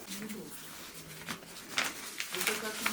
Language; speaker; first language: Russian; native; Russian